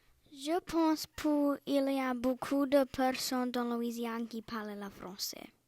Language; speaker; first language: French; non-native, local second language; English